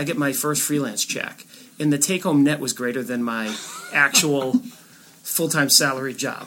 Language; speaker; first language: English; native; English